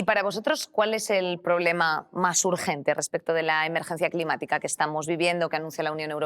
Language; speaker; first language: Spanish; native; Spanish